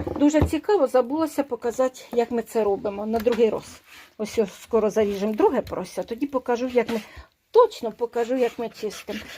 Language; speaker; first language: Ukrainian; native; Ukrainian